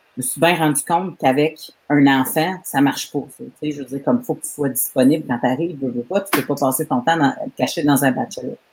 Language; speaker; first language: French; native; French